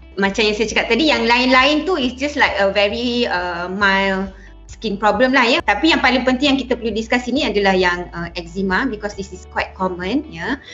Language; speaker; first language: Malay; native; Malay